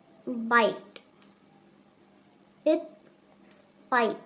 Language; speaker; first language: English; non-native, local second language; Urdu